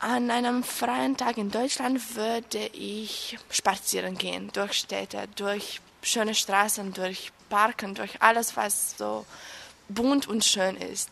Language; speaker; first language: German; non-native, fluent; Romanian